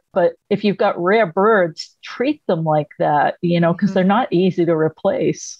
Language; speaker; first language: English; native; English